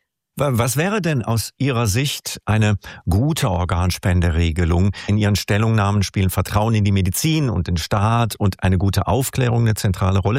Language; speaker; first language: German; native; German